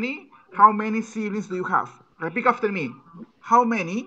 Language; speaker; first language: English; non-native, fluent; Spanish